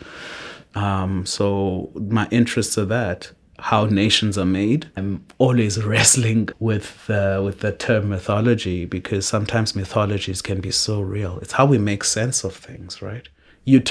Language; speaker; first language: English; non-native, local second language; Xhosa